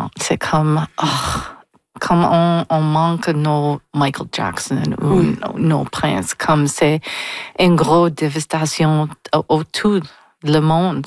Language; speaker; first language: French; non-native, local second language; English